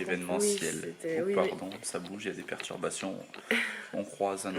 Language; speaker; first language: French; native; French